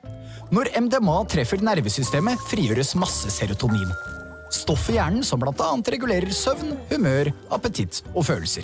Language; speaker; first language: Norwegian; native; Norwegian